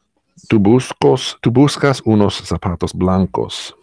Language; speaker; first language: Spanish; non-native, learner; English